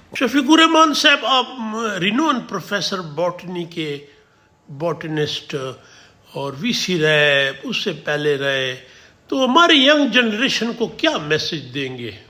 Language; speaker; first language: Urdu; non-native, local second language; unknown